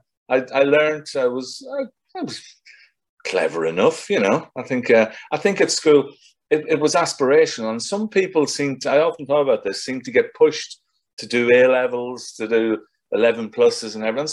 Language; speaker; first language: English; native; English